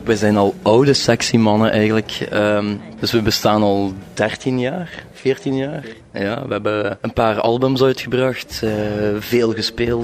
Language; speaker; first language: Dutch; native; Dutch